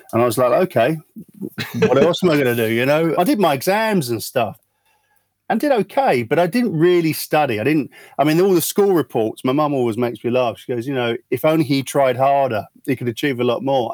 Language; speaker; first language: English; native; English